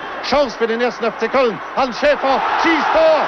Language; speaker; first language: German; native; German